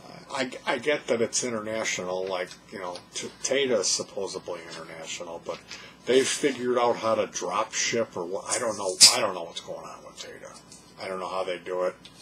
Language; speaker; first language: English; native; English